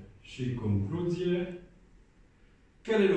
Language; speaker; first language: Romanian; non-native, learner; French